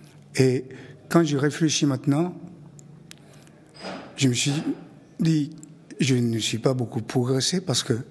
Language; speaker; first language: French; non-native, fluent; Japanese